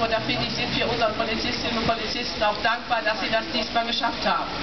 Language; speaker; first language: German; native; German